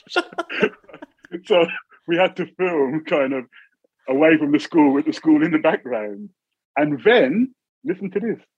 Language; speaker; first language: English; native; English